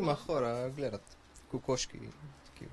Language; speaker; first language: Bulgarian; non-native, learner; Arabic